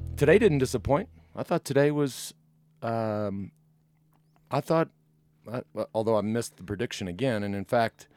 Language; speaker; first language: English; native; English